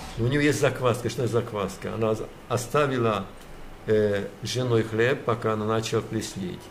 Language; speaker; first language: Russian; early bilingual, heritage; Russian